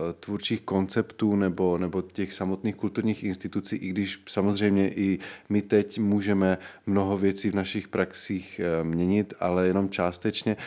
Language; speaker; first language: Czech; native; Czech